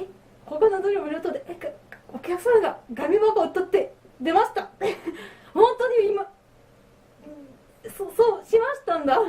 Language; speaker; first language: Japanese; non-native, learner; French